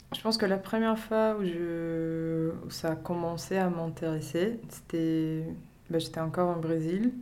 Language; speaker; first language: French; non-native, fluent; Portuguese